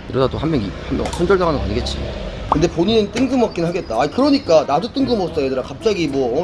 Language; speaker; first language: Korean; native; Korean